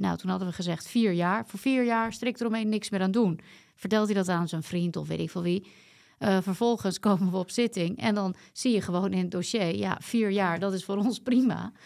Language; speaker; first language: Dutch; native; Dutch